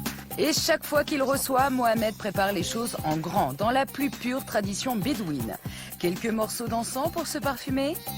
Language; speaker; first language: French; native; French